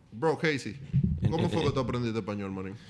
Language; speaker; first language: Spanish; native; Spanish